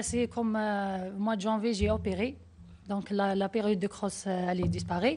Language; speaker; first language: French; non-native, learner; Arabic